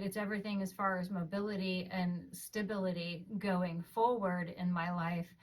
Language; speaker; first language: English; native; English